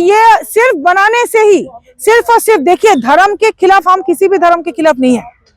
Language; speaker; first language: Hindi; non-native, local second language; Bangla